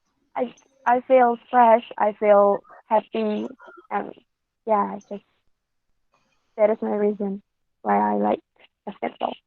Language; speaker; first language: English; non-native, learner; Indonesian